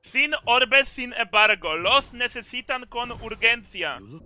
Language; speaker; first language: Spanish; non-native, learner; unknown